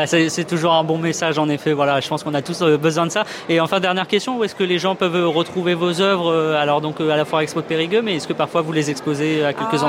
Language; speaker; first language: French; native; French